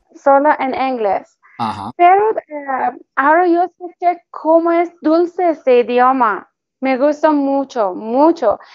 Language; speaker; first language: Spanish; non-native, learner; Persian